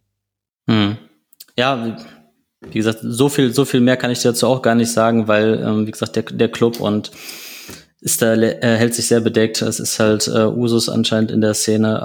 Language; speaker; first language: German; native; German